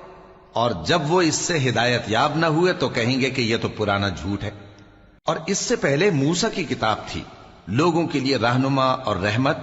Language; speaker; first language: Urdu; native; Urdu